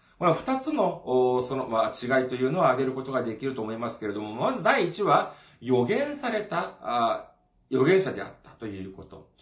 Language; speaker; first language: Japanese; non-native, fluent; Korean